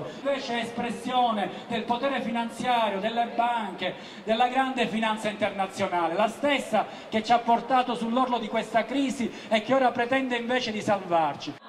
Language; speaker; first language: Italian; native; Italian